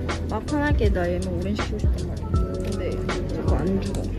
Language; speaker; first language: Korean; native; Korean